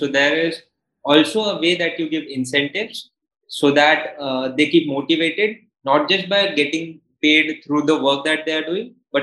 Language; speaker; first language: English; non-native, local second language; Hindi